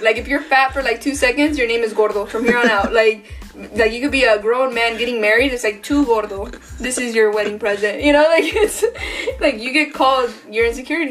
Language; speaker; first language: English; early bilingual, other home language; Spanish